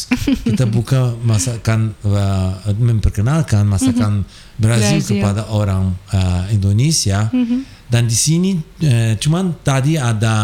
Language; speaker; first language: Indonesian; non-native, fluent; Portuguese